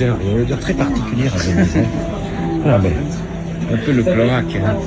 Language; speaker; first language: French; native; French